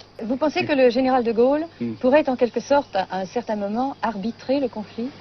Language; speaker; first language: French; native; French